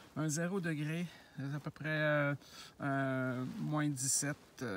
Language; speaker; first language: French; native; French